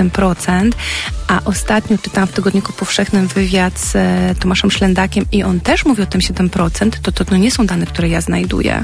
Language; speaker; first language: Polish; native; Polish